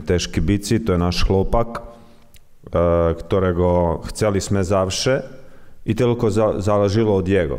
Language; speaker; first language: Polish; non-native, learner; Croatian